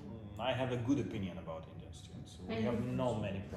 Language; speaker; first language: English; non-native, learner; Russian